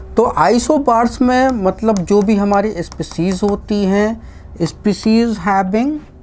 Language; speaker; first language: Hindi; non-native, local second language; Gujarati